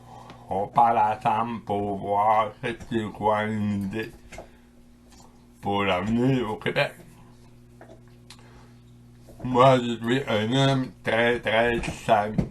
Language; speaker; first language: French; non-native, local second language; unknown